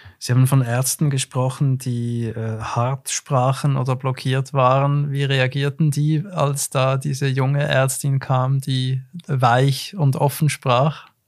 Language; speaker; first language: German; native; German